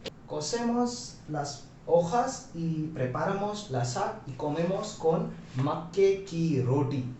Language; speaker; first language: Spanish; non-native, fluent; Hindi